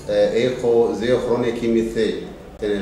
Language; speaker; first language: Greek; non-native, learner; Arabic